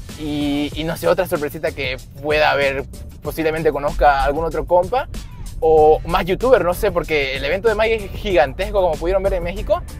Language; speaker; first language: Spanish; native; Spanish